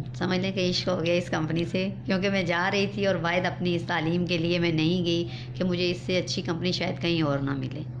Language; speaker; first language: Urdu; non-native, local second language; Northern Hindko